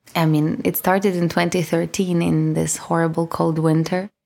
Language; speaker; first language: English; non-native, fluent; Russian